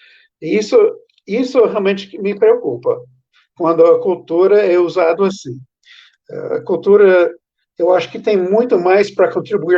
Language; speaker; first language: Portuguese; non-native, fluent; English